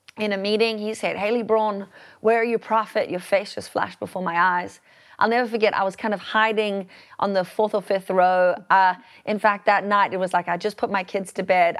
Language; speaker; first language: English; native; English